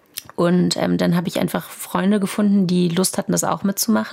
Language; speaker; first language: German; native; German